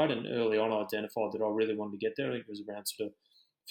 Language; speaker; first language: English; native; English